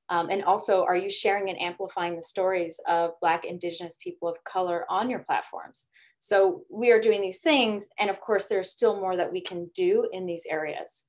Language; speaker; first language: English; native; English